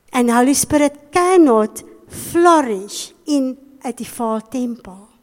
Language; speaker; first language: English; non-native, local second language; Afrikaans